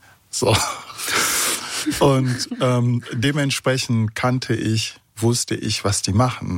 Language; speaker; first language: German; early bilingual, other home language; Kurdish